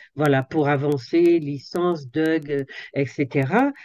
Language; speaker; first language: French; native; French